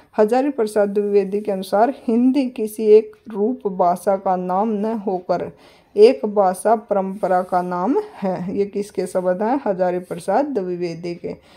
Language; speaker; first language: Hindi; native; Hindi